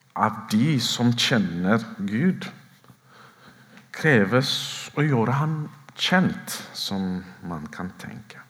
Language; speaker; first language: Norwegian; non-native, fluent; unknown